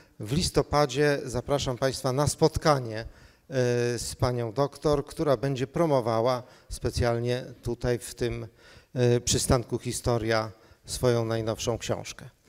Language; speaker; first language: Polish; native; Polish